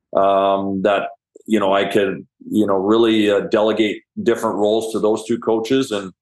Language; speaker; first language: English; native; English